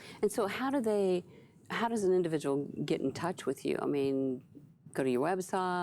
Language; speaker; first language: English; native; English